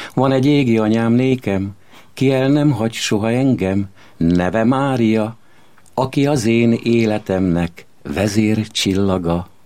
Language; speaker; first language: Hungarian; native; Hungarian